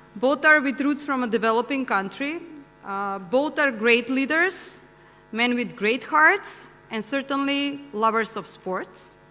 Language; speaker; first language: English; non-native, fluent; Macedonian